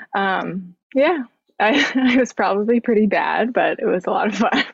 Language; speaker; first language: English; native; English